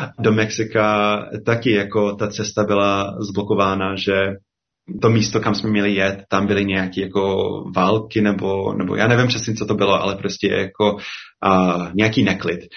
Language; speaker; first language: Czech; non-native, fluent; English